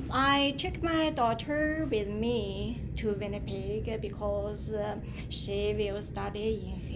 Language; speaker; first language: English; non-native, learner; Chinese